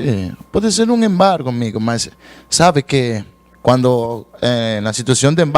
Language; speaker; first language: Portuguese; non-native, learner; Spanish